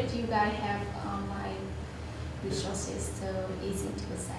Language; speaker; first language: English; non-native, fluent; Vietnamese